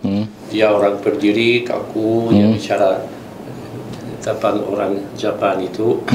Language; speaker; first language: Indonesian; non-native, learner; Italian